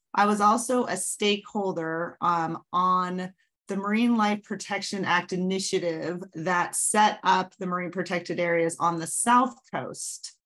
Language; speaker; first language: English; native; English